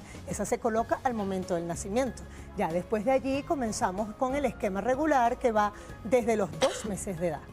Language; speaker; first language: Spanish; native; Spanish